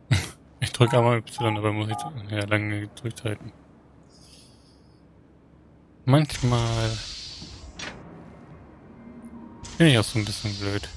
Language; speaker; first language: German; native; German